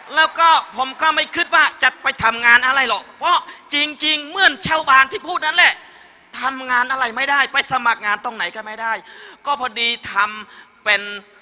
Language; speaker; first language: Thai; non-native, learner; Khmer